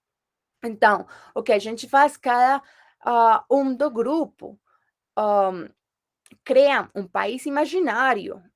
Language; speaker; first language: Portuguese; non-native, fluent; Spanish